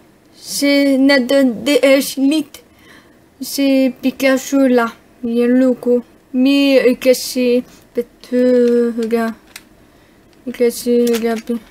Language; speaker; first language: French; non-native, learner; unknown